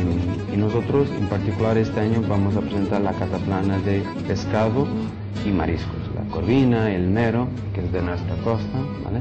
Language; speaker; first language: Spanish; non-native, fluent; Portuguese